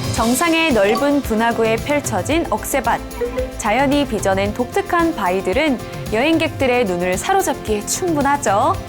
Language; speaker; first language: Korean; native; Korean